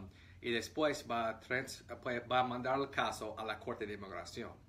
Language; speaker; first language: Spanish; non-native, fluent; English